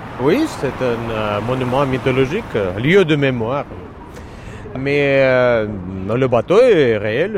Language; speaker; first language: French; non-native, fluent; Russian